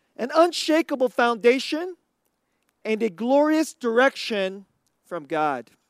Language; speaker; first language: English; native; English